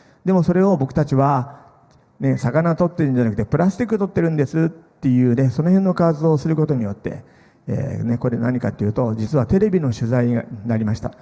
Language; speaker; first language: Japanese; native; Japanese